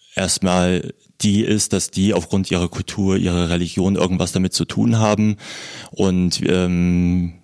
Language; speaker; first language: German; native; German